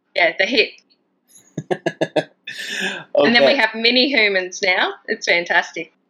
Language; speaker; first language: English; native; English